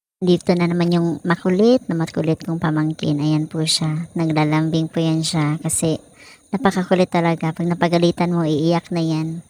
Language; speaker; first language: Filipino; non-native, local second language; Cebuano